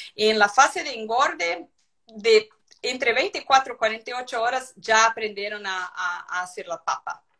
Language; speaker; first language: Spanish; non-native, fluent; Portuguese